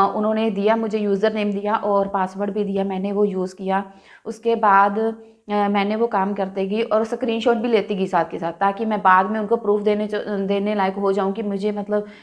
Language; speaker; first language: Hindi; non-native, local second language; Punjabi